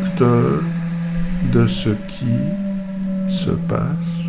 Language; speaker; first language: French; native; French